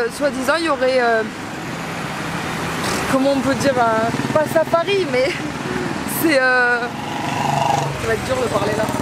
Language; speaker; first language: French; native; French